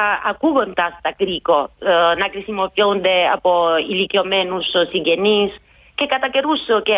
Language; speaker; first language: Greek; non-native, fluent; Italian